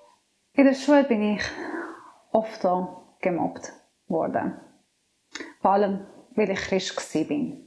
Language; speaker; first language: German; non-native, fluent; Persian